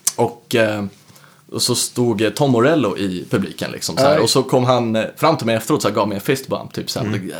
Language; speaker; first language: Swedish; native; Swedish